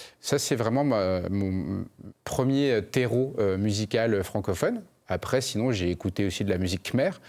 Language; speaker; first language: French; early bilingual, other home language; Khmer